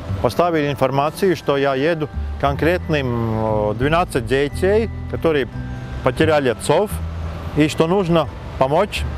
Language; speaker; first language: Russian; non-native, fluent; Latvian